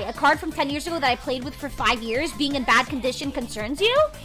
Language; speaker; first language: English; native; English